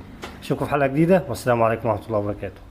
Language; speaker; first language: Arabic; native; Arabic